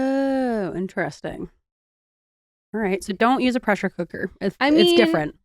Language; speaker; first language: English; native; English